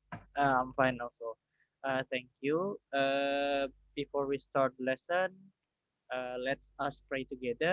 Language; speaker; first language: English; non-native, learner; Indonesian